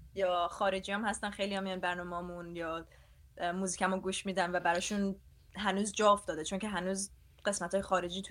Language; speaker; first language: Persian; early bilingual, other home language; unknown